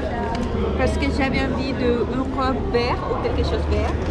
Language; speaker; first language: French; non-native, fluent; Spanish